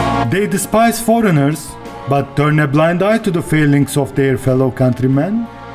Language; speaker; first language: English; non-native, fluent; Turkish